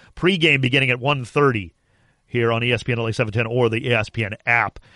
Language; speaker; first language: English; native; English